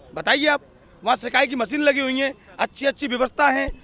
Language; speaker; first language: Hindi; native; Hindi